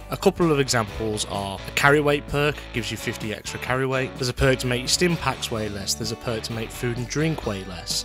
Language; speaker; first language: English; native; English